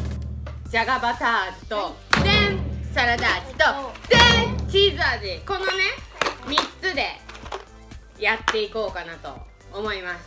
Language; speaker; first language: Japanese; native; Japanese